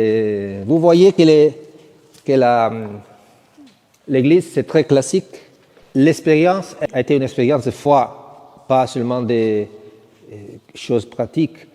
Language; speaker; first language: French; non-native, fluent; Italian